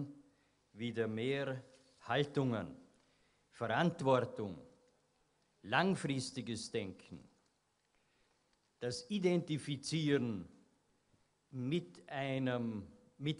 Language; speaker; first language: German; native; German